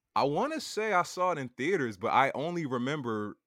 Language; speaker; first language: English; native; English